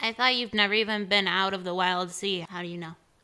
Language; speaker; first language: English; native; English